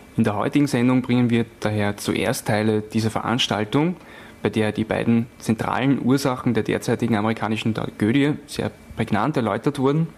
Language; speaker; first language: German; native; German